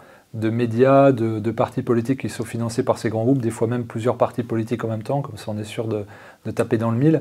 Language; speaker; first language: French; native; French